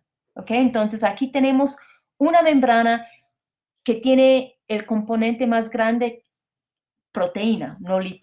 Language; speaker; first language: Spanish; non-native, fluent; English